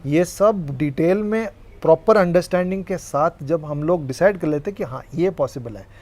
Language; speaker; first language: Hindi; non-native, local second language; Kodava